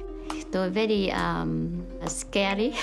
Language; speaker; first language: English; non-native, learner; Vietnamese